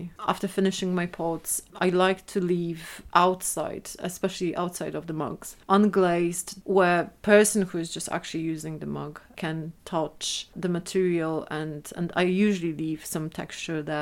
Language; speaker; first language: English; non-native, fluent; Polish